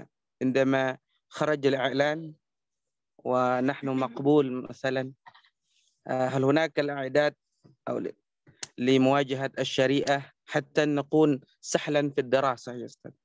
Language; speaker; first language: Arabic; non-native, learner; Indonesian